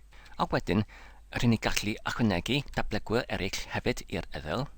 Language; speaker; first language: Welsh; non-native, learner; English